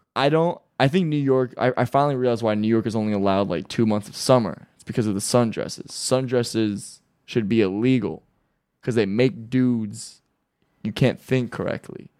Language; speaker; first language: English; native; English